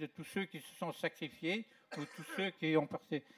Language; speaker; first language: French; native; French